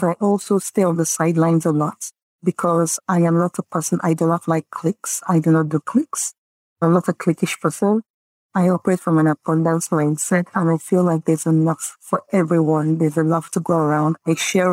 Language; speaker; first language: English; non-native, local second language; Yoruba